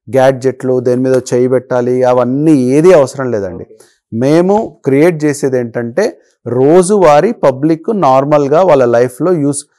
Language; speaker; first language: Telugu; native; Telugu